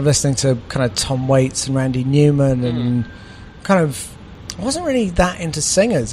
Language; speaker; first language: English; native; English